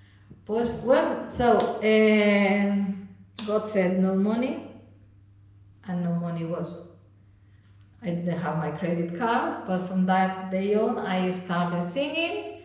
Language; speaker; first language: English; non-native, fluent; Spanish